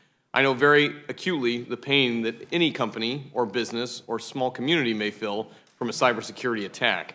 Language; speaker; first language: English; native; English